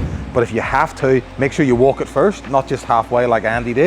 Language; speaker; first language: English; native; English